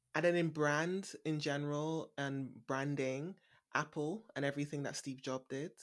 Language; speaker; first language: English; native; English